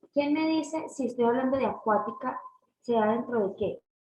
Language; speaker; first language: Spanish; native; Spanish